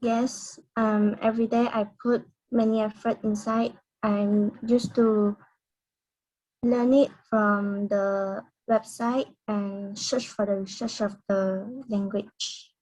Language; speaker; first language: English; non-native, learner; Chinese